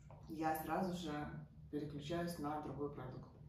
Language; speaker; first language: Russian; native; Russian